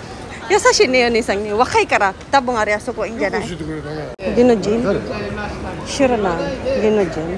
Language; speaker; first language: Japanese; non-native, learner; Filipino